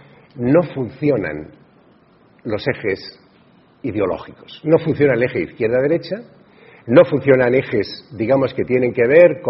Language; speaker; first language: Spanish; native; Spanish